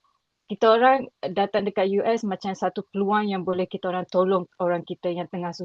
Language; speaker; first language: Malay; non-native, local second language; Rohingya